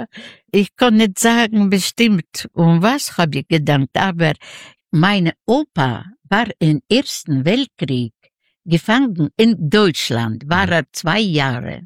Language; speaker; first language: German; non-native, learner; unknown